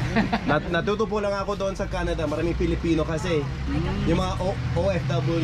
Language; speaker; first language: Filipino; non-native, learner; English